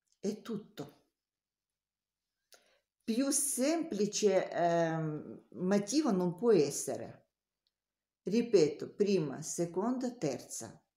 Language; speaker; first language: Italian; non-native, learner; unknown